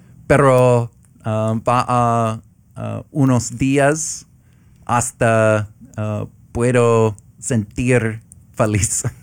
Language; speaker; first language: Spanish; non-native, learner; English